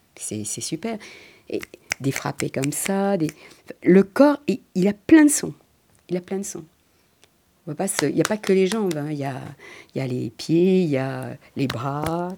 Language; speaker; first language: French; early bilingual, other home language; Spanish